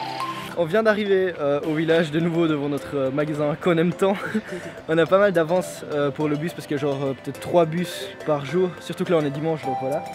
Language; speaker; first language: French; native; French